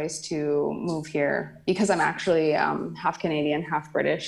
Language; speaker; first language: English; native; English